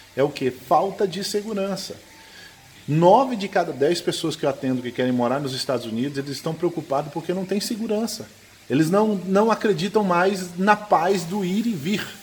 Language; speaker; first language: Portuguese; native; Portuguese